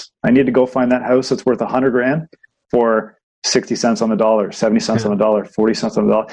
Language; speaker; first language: English; native; English